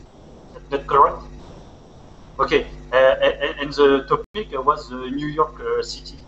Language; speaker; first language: English; non-native, learner; French